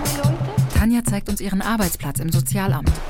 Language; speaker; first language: German; native; German